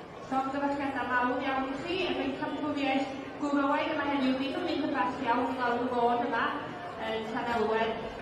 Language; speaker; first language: Welsh; native; Welsh